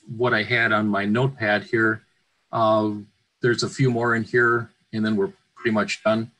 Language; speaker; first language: English; native; English